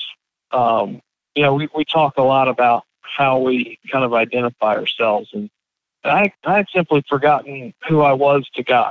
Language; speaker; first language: English; native; English